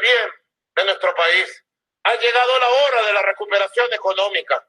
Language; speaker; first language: Spanish; native; Spanish